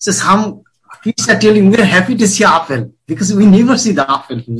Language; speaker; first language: English; non-native, local second language; Hindi